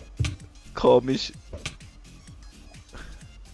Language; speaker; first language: German; native; German